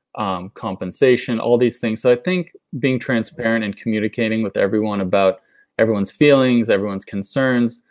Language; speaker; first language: English; native; English